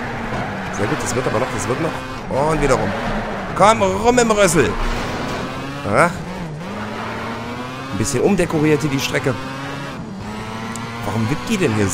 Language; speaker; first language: German; native; German